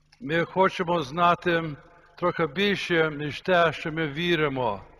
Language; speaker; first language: Ukrainian; early bilingual, heritage; Ukrainian